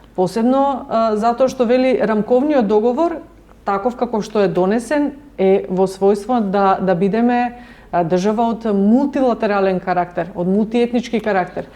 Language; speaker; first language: Macedonian; native; Macedonian